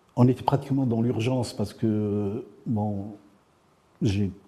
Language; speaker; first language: French; non-native, local second language; Arabic